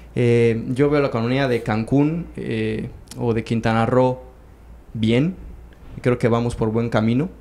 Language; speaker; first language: Spanish; native; Spanish